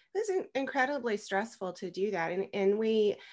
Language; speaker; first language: English; native; English